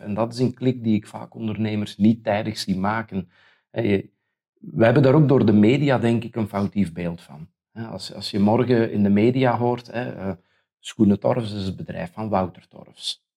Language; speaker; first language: Dutch; native; Dutch